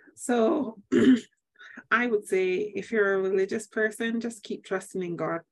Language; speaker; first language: English; native; English